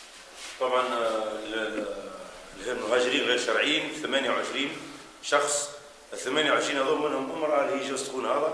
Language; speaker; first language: Arabic; native; Arabic